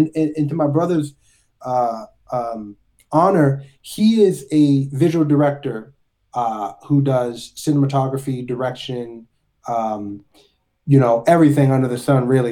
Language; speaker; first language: English; native; English